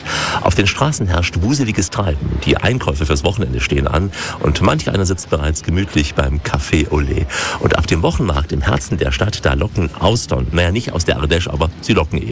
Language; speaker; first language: German; native; German